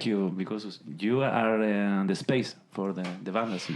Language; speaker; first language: English; non-native, learner; Spanish